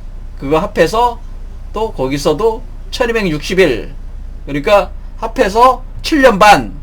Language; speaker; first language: Korean; native; Korean